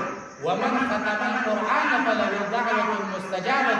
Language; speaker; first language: Arabic; non-native, learner; Pashto